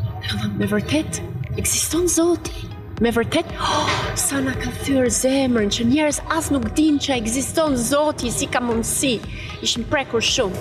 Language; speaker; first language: Albanian; non-native, learner; English